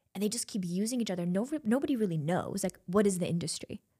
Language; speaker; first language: English; non-native, fluent; German